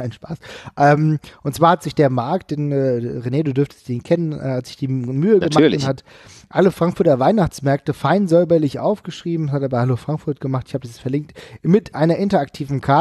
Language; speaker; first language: German; native; German